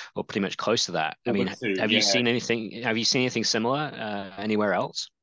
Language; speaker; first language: English; native; English